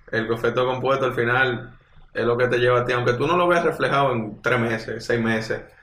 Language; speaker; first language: Spanish; native; Spanish